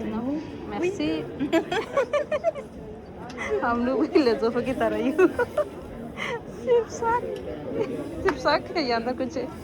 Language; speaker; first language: Hindi; non-native, learner; Bangla